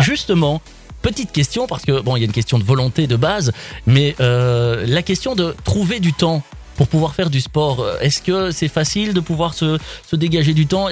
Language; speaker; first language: French; native; French